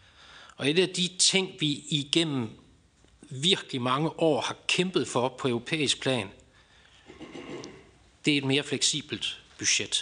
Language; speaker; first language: Danish; native; Danish